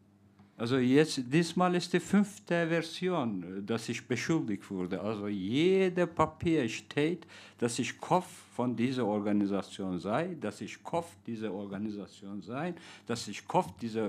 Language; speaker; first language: German; non-native, fluent; Turkish